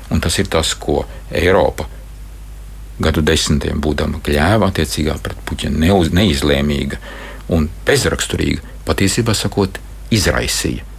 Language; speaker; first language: Latvian; native; Latvian